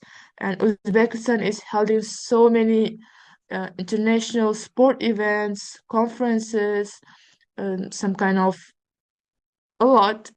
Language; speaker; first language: English; non-native, fluent; Uzbek